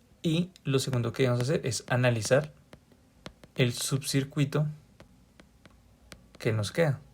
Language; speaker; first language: Spanish; native; Spanish